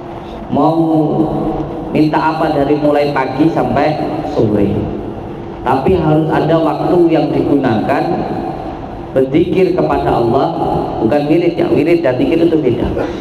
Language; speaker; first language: Indonesian; non-native, local second language; Javanese